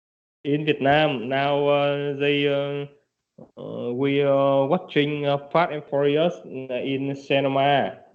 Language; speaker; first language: English; non-native, learner; Vietnamese